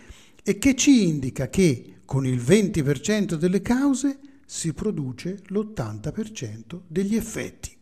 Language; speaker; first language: Italian; native; Italian